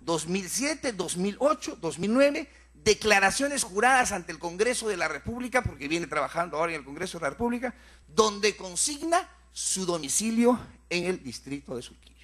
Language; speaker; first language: Spanish; native; Spanish